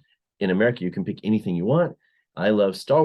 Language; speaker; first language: English; non-native, fluent; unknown